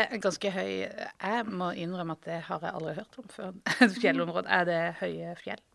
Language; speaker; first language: Norwegian; native; Norwegian